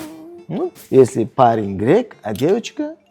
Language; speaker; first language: Russian; non-native, local second language; Tajik